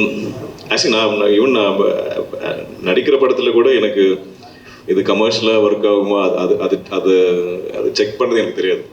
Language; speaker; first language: Tamil; non-native, local second language; Malayalam